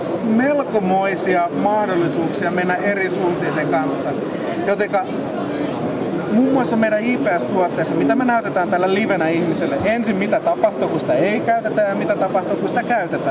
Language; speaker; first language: Finnish; native; Finnish